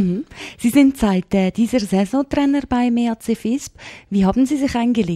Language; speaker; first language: German; native; German